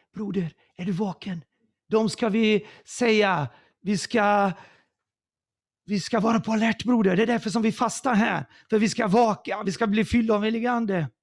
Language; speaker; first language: Swedish; non-native, fluent; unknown